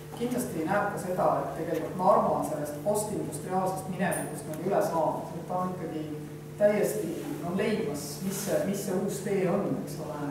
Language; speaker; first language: Estonian; native; Estonian